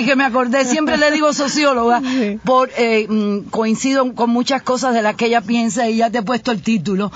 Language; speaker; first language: Spanish; native; Spanish